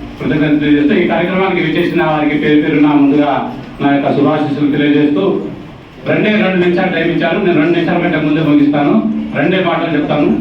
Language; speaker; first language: Telugu; non-native, local second language; Lambadi